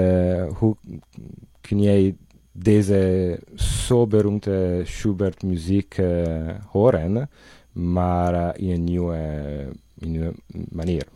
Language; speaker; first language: Dutch; non-native, learner; Italian